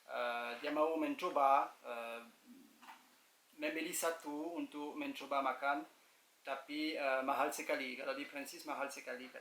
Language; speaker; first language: Indonesian; non-native, learner; French